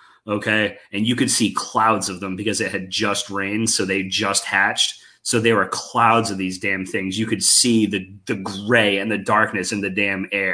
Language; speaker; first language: English; native; English